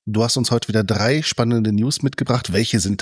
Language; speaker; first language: German; native; German